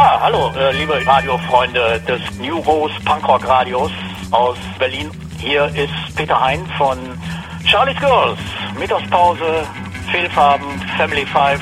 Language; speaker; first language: German; native; German